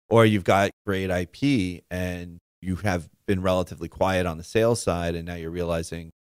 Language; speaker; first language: English; native; English